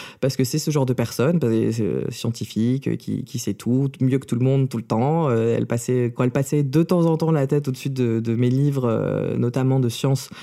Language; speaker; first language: French; early bilingual, other home language; Russian